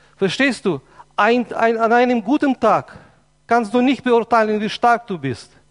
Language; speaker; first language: German; non-native, fluent; Russian